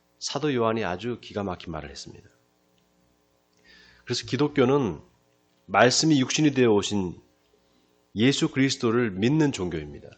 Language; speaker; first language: Korean; native; Korean